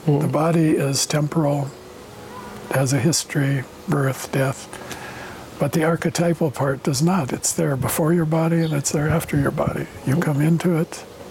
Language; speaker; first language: English; native; English